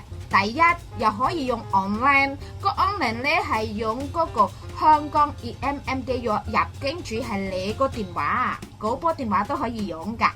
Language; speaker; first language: Cantonese; non-native, fluent; Indonesian